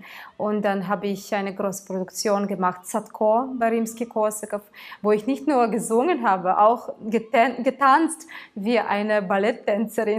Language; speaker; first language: German; non-native, fluent; Tatar